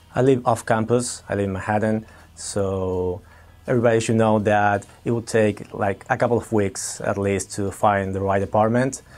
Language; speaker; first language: English; non-native, fluent; Spanish